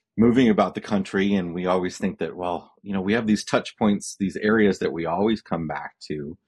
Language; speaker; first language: English; native; English